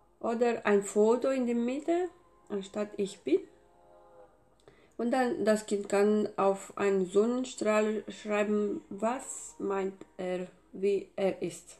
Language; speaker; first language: German; non-native, fluent; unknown